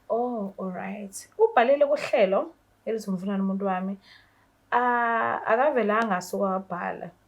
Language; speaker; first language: Zulu; native; Zulu